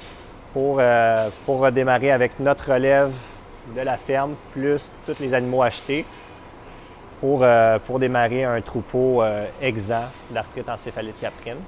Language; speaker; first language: French; native; French